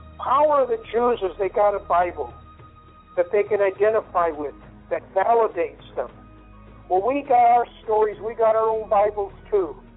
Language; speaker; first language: English; early bilingual, other home language; Spanish